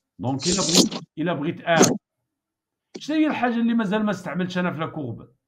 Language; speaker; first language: French; non-native, local second language; Arabic